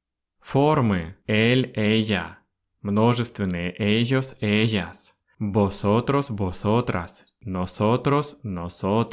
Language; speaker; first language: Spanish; non-native, fluent; Russian